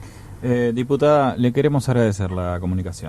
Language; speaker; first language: Spanish; native; Spanish